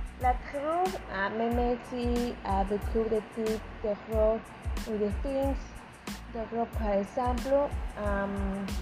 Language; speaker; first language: French; non-native, learner; Spanish